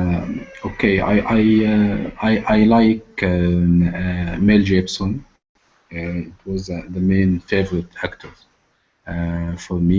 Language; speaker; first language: English; non-native, learner; Arabic